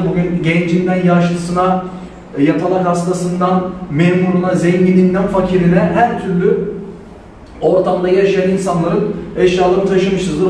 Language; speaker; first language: Turkish; native; Turkish